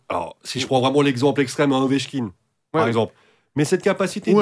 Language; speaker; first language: French; native; French